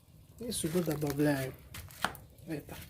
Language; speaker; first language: Russian; non-native, learner; Tajik